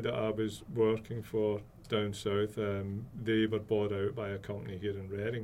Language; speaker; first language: English; native; English